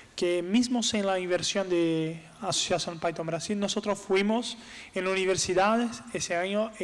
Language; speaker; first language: Spanish; non-native, learner; Portuguese